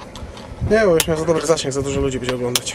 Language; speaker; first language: Polish; native; Polish